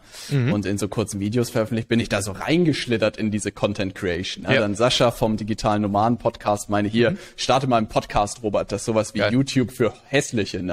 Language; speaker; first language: German; native; German